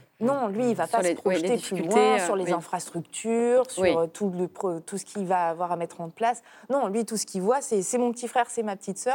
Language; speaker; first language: French; native; French